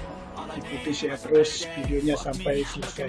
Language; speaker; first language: Indonesian; non-native, local second language; Balinese